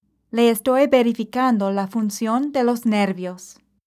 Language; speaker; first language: Spanish; non-native, fluent; English